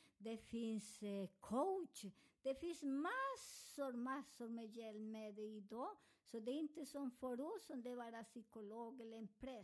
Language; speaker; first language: Swedish; non-native, learner; Spanish